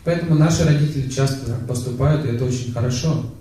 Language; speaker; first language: Russian; native; Russian